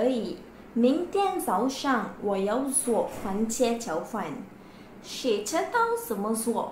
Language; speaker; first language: Chinese; non-native, learner; Malay